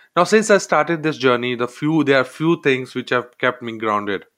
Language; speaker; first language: English; non-native, local second language; Hindi